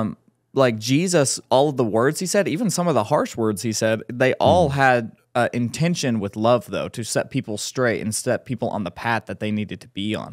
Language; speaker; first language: English; native; English